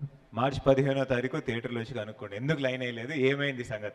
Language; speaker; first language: Telugu; native; Telugu